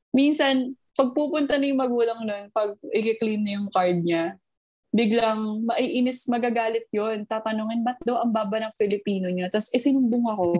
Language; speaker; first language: Filipino; early bilingual, heritage; Filipino